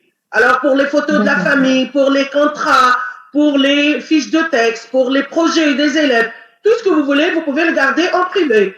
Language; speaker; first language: French; non-native, local second language; Arabic